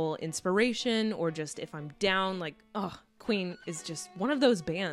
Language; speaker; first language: English; native; English